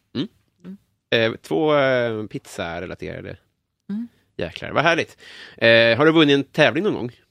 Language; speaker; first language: Swedish; native; Swedish